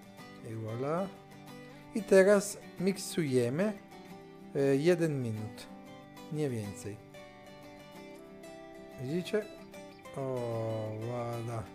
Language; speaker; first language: Polish; non-native, fluent; Italian